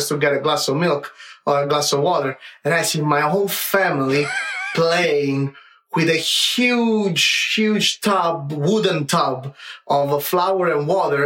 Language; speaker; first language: English; non-native, fluent; Italian